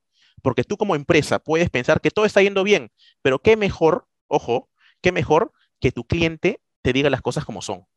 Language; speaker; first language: Spanish; native; Spanish